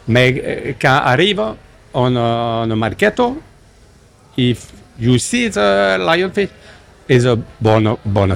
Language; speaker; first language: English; non-native, learner; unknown